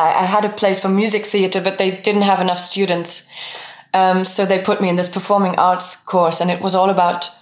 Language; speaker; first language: English; non-native, fluent; French